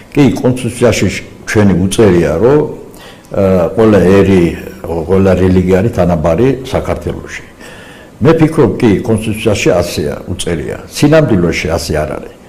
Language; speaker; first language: Georgian; non-native, local second language; Azerbaijani